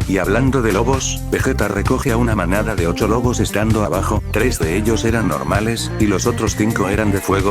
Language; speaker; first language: Spanish; native; Spanish